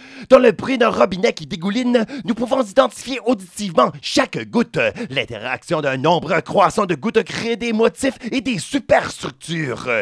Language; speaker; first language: French; native; French